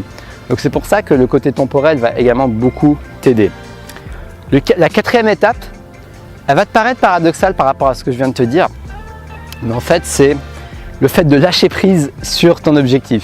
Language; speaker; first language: French; native; French